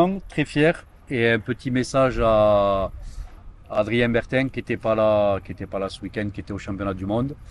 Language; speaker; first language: French; native; French